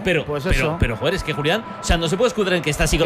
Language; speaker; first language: Spanish; native; Spanish